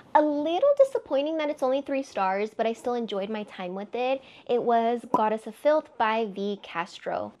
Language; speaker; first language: English; native; English